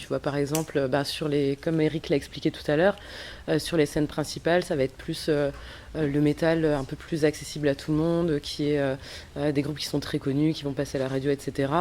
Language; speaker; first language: French; native; French